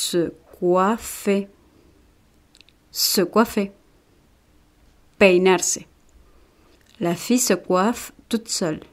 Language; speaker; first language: French; non-native, fluent; Spanish